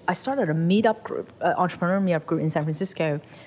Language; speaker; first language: English; non-native, local second language; Cantonese